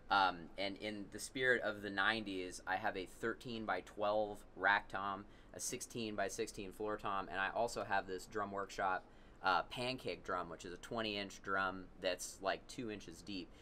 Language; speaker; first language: English; native; English